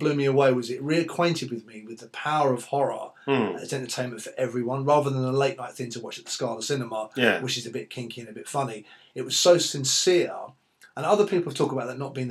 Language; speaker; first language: English; native; English